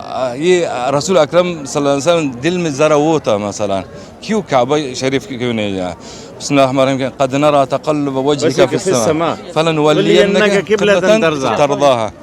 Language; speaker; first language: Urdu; non-native, learner; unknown